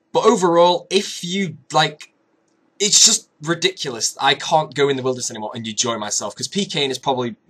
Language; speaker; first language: English; native; English